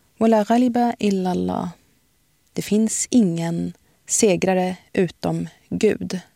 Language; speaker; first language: Swedish; early bilingual, other home language; Arabic